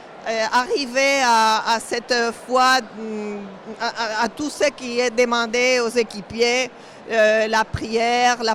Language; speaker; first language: French; non-native, fluent; Spanish